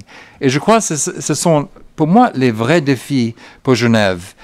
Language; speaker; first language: French; non-native, fluent; English